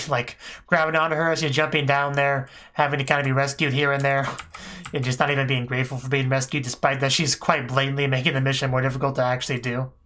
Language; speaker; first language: English; native; English